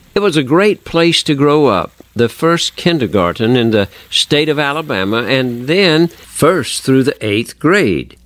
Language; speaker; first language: English; native; English